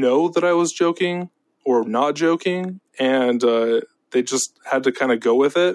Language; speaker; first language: English; native; English